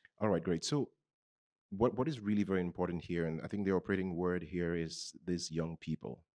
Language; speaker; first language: English; non-native, local second language; Yoruba